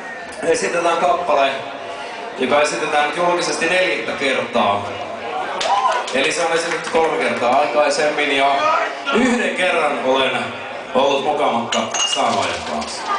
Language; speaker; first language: Finnish; native; Finnish